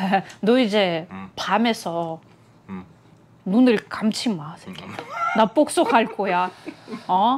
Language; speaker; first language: Korean; non-native, learner; Russian